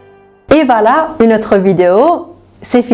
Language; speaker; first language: French; non-native, fluent; Persian